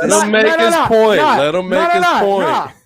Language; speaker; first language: English; native; English